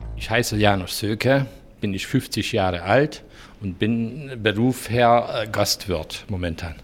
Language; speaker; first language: German; non-native, fluent; Hungarian